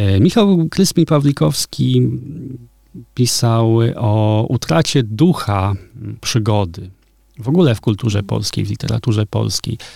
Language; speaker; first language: Polish; native; Polish